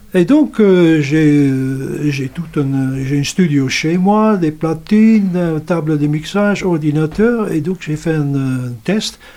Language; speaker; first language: French; non-native, fluent; Dutch